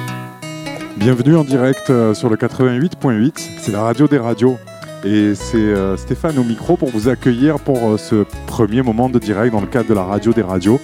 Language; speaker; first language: French; native; French